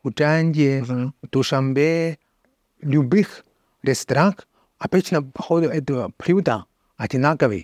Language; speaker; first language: Russian; non-native, learner; Chinese